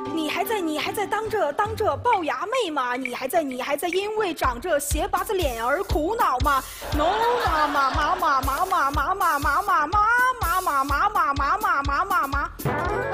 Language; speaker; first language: Chinese; native; Chinese